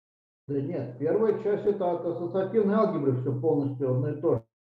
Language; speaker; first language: Russian; native; Russian